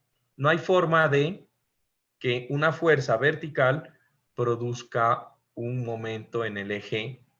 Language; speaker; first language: Spanish; native; Spanish